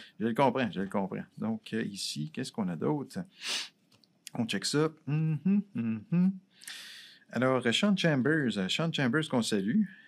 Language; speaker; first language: French; native; French